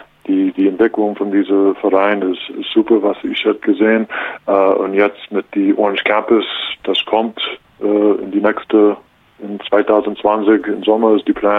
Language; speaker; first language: German; non-native, learner; English